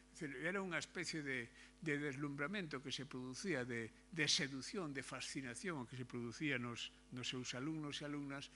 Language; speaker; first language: Galician; non-native, local second language; Spanish